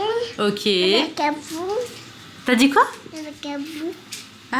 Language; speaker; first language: French; native; French